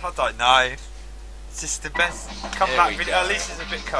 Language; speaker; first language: English; native; English